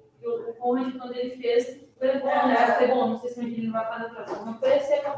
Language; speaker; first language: Portuguese; native; Portuguese